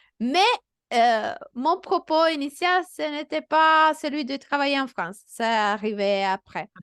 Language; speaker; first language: French; non-native, fluent; Italian